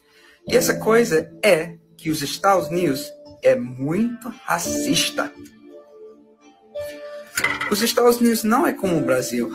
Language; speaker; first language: Portuguese; non-native, fluent; English